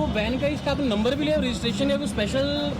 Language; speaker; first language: Hindi; native; Hindi